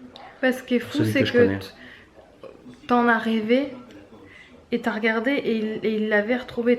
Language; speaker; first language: French; native; French